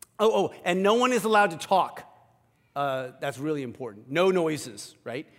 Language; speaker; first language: English; early bilingual, other home language; Korean